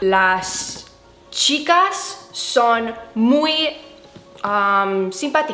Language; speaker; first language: Spanish; non-native, learner; English